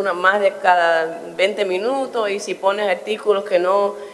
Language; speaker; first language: Spanish; early bilingual, heritage; Spanish